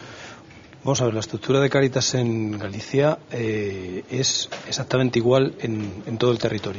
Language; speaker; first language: Spanish; native; Spanish